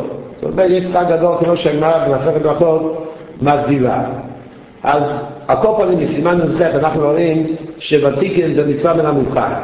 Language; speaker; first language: Hebrew; non-native, fluent; English